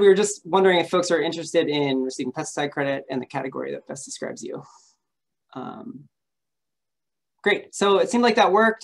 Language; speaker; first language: English; native; English